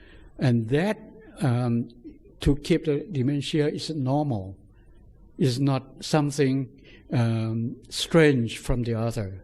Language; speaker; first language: English; non-native, fluent; Thai